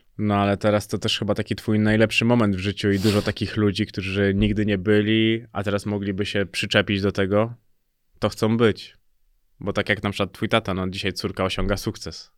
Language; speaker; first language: Polish; native; Polish